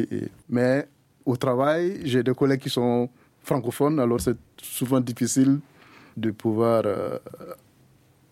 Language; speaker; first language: French; non-native, local second language; Mossi